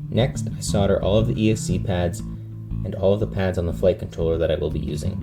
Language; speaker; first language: English; native; English